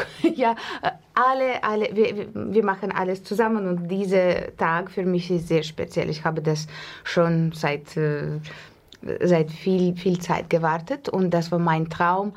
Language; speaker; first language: German; non-native, learner; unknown